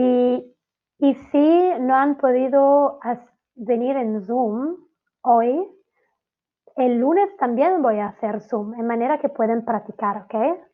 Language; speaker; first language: Spanish; non-native, fluent; Italian